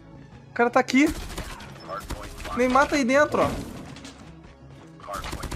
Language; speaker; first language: Portuguese; native; Portuguese